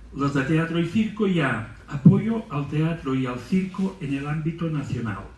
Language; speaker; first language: Spanish; non-native, local second language; Catalan